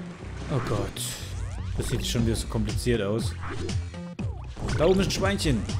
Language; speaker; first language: German; native; German